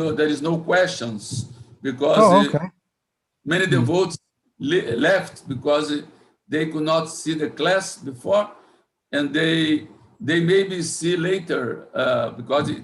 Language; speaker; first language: English; non-native, fluent; Portuguese